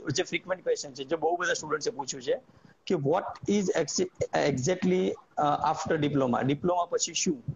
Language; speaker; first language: Gujarati; native; Gujarati